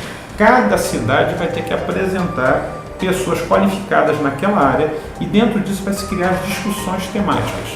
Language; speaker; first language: Portuguese; native; Portuguese